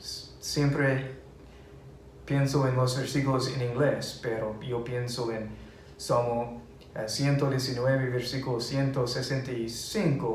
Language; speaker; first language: Spanish; non-native, fluent; English